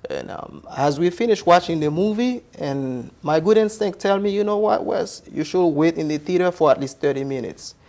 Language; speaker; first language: English; non-native, fluent; Haitian Creole